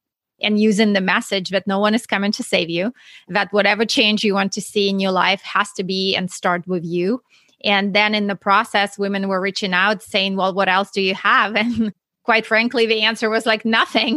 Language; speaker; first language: English; non-native, fluent; Russian